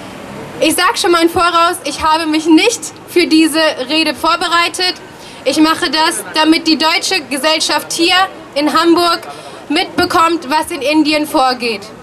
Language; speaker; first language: German; early bilingual, other home language; Punjabi